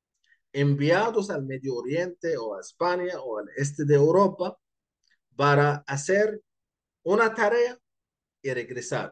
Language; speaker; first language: Spanish; non-native, fluent; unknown